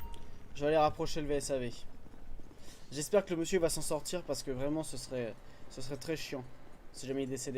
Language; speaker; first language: French; native; French